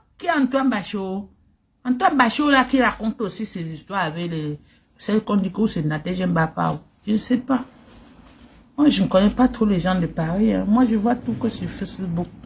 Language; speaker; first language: French; native; French